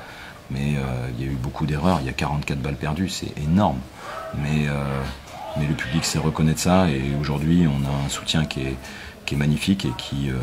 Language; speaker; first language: French; native; French